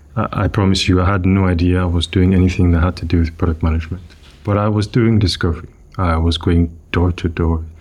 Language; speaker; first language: English; non-native, local second language; Yoruba